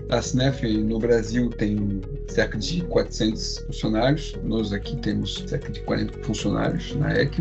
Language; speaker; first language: Portuguese; non-native, fluent; French